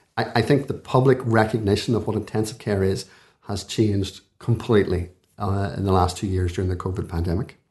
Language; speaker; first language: English; native; English